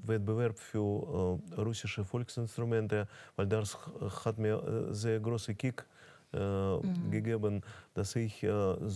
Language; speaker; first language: German; non-native, fluent; Russian